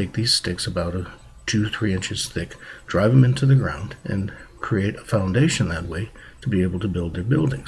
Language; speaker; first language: English; native; English